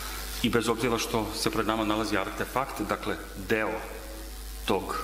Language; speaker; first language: Serbian; native; Serbian